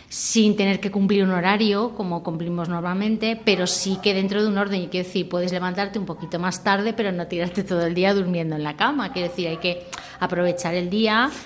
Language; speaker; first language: Spanish; non-native, local second language; Catalan